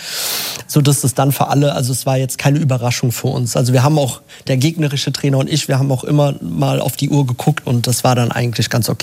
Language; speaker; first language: German; native; German